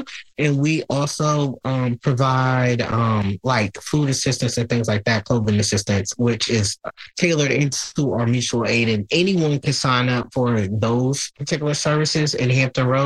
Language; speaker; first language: English; native; English